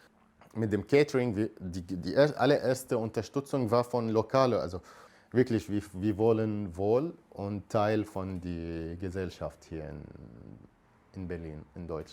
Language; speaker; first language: German; non-native, learner; Arabic